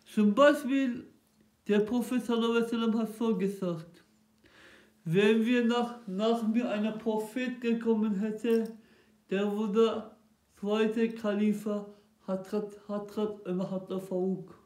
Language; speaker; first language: German; non-native, local second language; Turkish